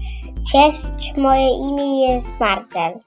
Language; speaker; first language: Polish; early bilingual, heritage; Polish